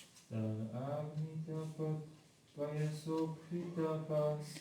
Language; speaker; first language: Russian; non-native, learner; Bulgarian